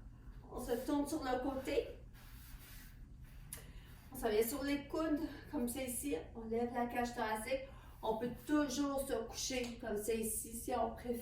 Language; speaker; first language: French; native; French